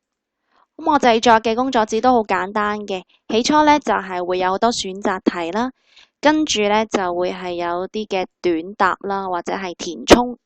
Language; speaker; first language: Cantonese; native; Cantonese